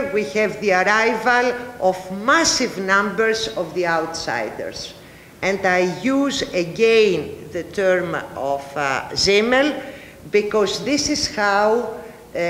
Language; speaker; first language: English; non-native, fluent; Greek